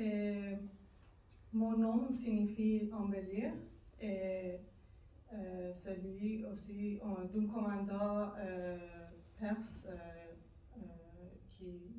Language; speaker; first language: French; non-native, learner; Persian